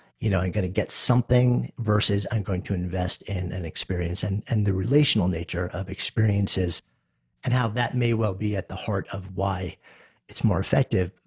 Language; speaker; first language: English; native; English